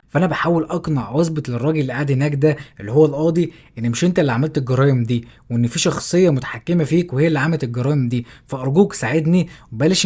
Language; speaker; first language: Arabic; native; Arabic